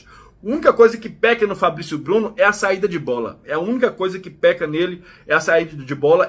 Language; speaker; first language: Portuguese; native; Portuguese